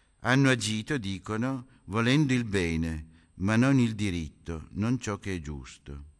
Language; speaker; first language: Italian; native; Italian